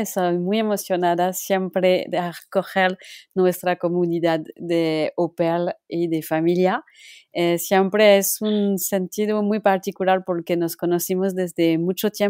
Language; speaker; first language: Spanish; non-native, local second language; French